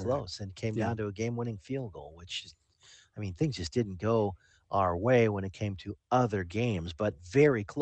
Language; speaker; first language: English; native; English